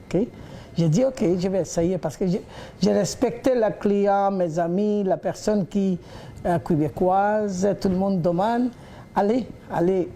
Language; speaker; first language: French; non-native, learner; Bangla